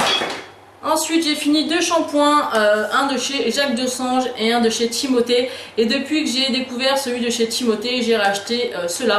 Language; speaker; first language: French; native; French